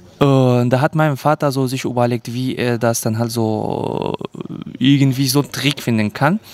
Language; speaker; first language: German; early bilingual, other home language; Kurdish